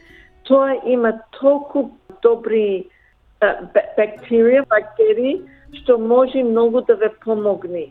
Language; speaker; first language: Macedonian; early bilingual, heritage; Macedonian